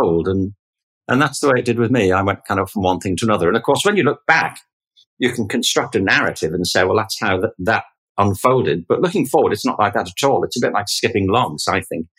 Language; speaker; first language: English; native; English